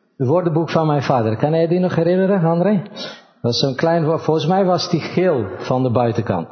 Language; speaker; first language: Dutch; early bilingual, other home language; Romanian